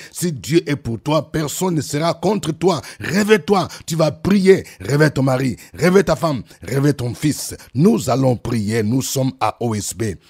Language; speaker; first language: French; non-native, local second language; Lingala